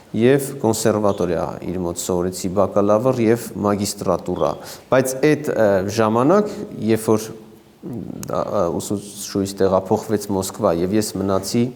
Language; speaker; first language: Armenian; native; Armenian